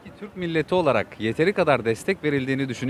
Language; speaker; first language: Turkish; native; Turkish